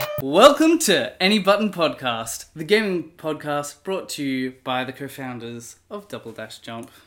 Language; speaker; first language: English; native; English